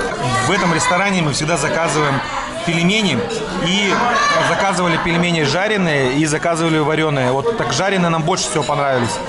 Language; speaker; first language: Russian; native; Russian